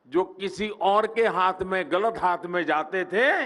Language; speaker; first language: Hindi; non-native, local second language; Gujarati